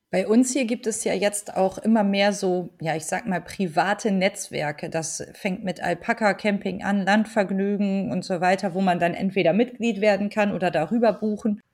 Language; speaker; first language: German; native; German